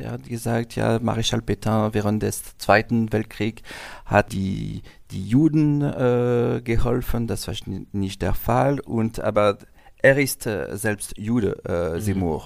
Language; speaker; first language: German; non-native, learner; French